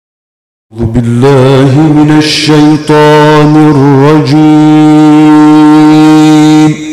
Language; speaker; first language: Arabic; native; Arabic